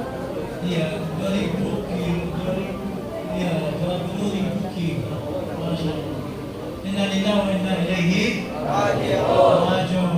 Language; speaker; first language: Indonesian; non-native, learner; Arabic